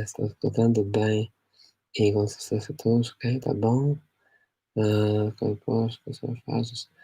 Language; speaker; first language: Portuguese; non-native, fluent; English